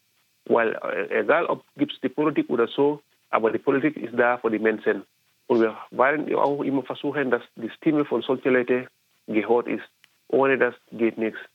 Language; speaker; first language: German; non-native, fluent; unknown